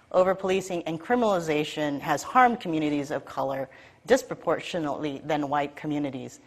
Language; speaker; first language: English; native; English